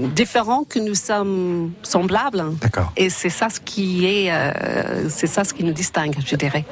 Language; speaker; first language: French; non-native, fluent; English